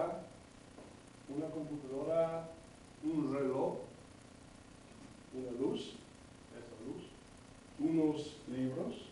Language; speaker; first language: Spanish; non-native, fluent; English